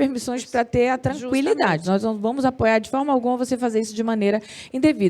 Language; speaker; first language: Portuguese; native; Portuguese